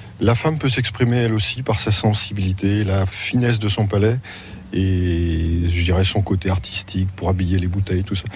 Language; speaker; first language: French; native; French